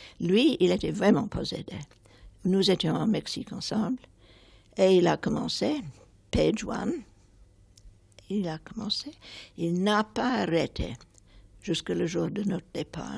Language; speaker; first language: French; non-native, fluent; English